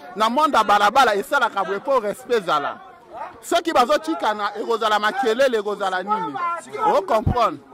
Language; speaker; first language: Lingala; native; Lingala